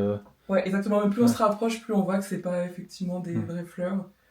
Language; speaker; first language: French; native; French